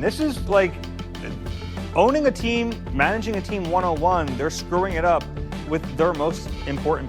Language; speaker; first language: English; native; English